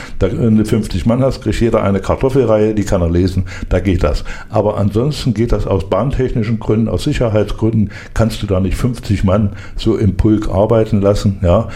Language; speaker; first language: German; native; German